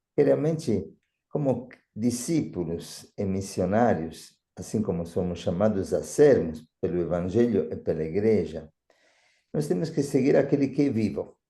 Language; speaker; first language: Portuguese; non-native, fluent; Italian